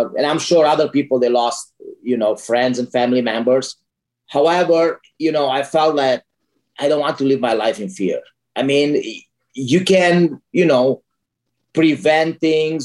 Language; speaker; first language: English; non-native, fluent; Romanian